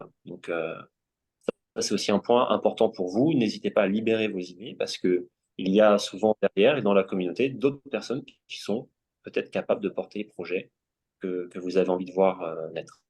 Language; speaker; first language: French; native; French